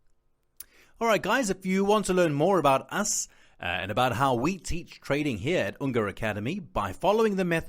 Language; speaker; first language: English; non-native, fluent; Italian